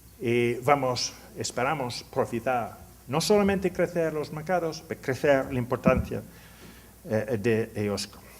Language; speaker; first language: Spanish; non-native, learner; English